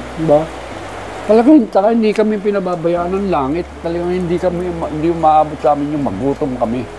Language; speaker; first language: Filipino; native; Filipino